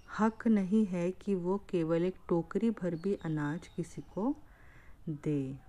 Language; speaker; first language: Hindi; non-native, local second language; Marathi